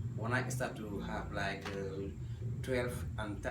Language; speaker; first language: English; non-native, learner; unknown